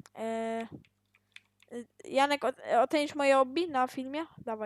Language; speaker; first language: Polish; native; Polish